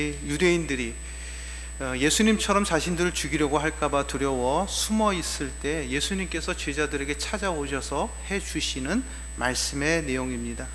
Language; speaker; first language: Korean; native; Korean